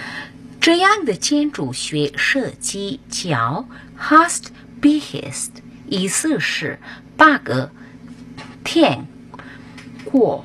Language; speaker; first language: Chinese; non-native, learner; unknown